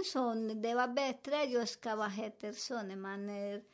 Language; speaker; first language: Swedish; non-native, fluent; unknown